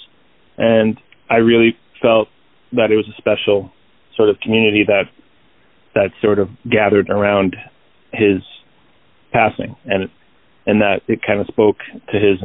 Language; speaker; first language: English; native; English